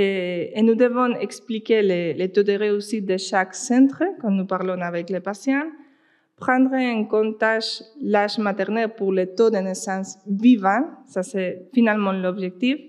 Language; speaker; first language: French; non-native, fluent; Spanish